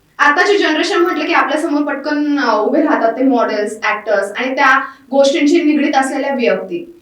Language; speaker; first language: Marathi; native; Marathi